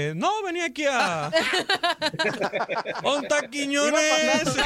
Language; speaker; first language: Spanish; native; Spanish